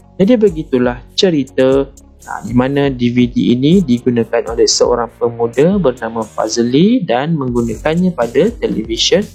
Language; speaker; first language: Malay; non-native, local second language; Chinese